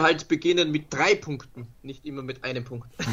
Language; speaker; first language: German; native; German